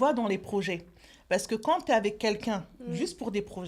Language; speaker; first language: French; native; French